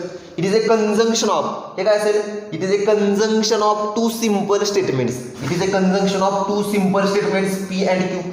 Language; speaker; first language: English; non-native, local second language; Marathi